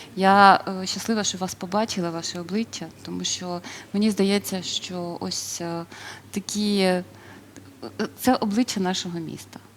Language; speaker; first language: Ukrainian; non-native, local second language; Russian